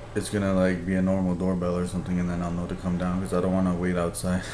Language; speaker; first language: English; native; English